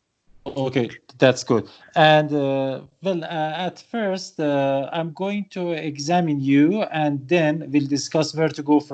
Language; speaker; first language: English; non-native, learner; Persian